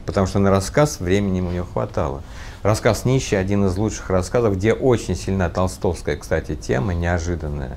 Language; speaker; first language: Russian; native; Russian